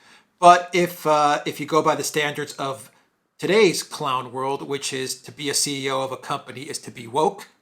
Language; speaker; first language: English; native; English